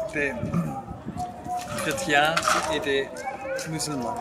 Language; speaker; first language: French; non-native, fluent; German